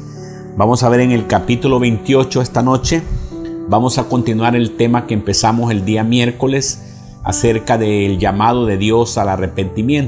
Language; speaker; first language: Spanish; native; Spanish